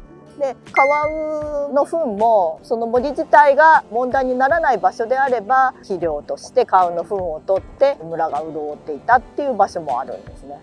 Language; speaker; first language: Japanese; native; Japanese